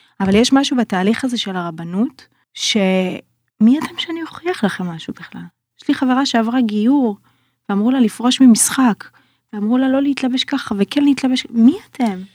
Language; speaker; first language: Hebrew; early bilingual, other home language; Russian